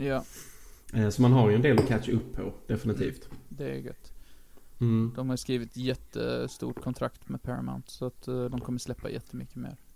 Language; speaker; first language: Swedish; native; Swedish